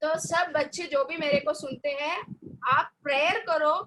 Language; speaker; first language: Hindi; non-native, local second language; Malayalam